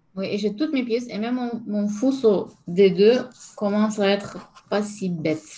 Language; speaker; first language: French; non-native, fluent; Lithuanian